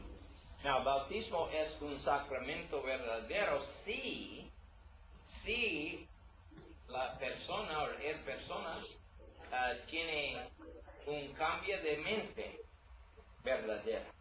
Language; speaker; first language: Spanish; non-native, learner; English